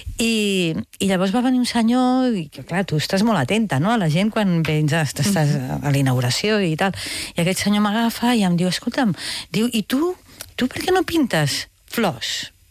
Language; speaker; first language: Catalan; native; Catalan